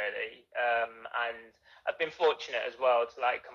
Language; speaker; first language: English; native; English